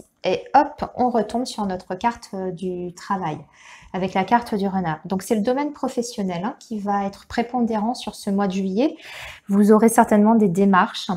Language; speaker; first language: French; native; French